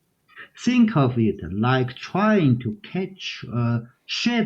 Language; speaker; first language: English; non-native, learner; Chinese